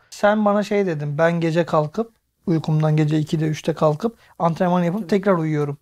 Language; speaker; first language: Turkish; native; Turkish